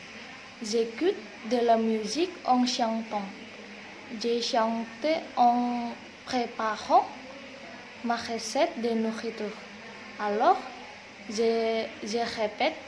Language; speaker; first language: French; non-native, learner; Indonesian